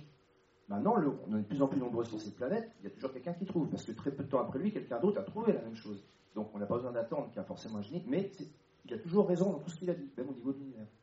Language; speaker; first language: French; native; French